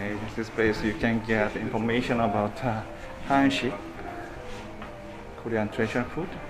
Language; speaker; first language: English; non-native, fluent; Korean